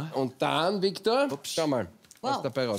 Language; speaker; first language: German; native; German